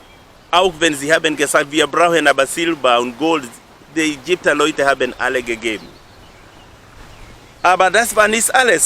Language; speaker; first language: German; non-native, learner; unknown